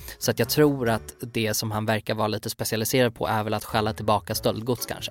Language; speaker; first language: Swedish; native; Swedish